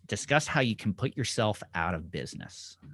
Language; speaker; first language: English; native; English